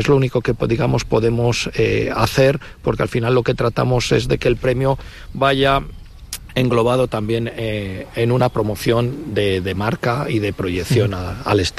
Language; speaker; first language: Spanish; native; Spanish